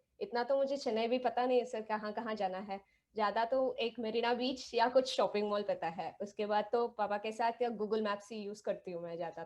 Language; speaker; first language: Hindi; non-native, local second language; Tamil